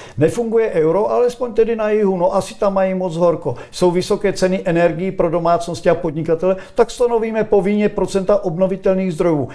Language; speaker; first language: Czech; native; Czech